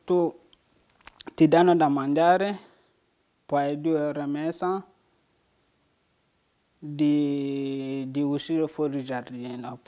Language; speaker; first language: Italian; non-native, learner; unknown